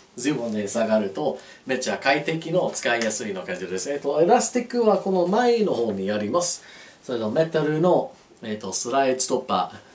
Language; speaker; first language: Japanese; non-native, learner; English